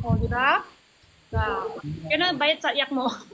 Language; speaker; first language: Filipino; non-native, learner; Chinese